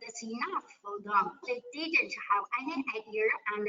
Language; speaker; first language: English; non-native, learner; Chinese